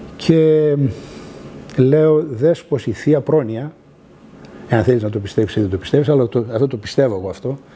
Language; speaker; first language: Greek; early bilingual, other home language; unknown